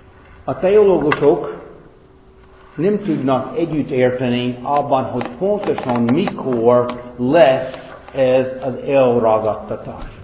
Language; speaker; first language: Hungarian; non-native, fluent; English